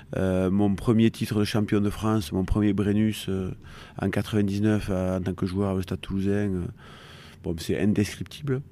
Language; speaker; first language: French; native; French